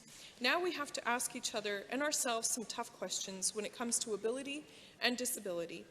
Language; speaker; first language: English; native; English